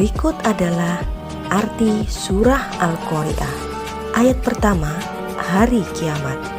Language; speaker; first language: Indonesian; native; Indonesian